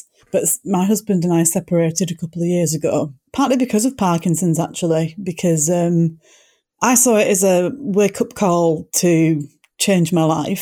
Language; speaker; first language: English; native; English